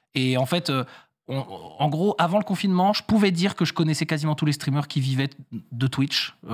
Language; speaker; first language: French; native; French